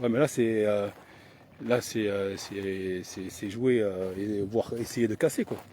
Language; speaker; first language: French; native; French